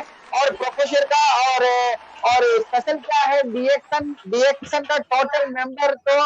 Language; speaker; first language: Hindi; non-native, local second language; Tamil